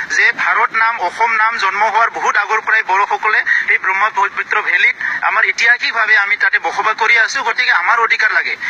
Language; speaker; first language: Assamese; non-native, local second language; Bodo